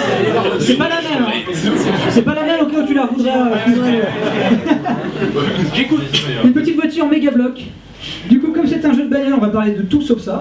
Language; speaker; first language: French; native; French